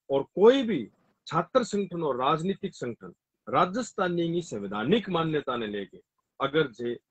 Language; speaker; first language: Hindi; non-native, local second language; Rajasthani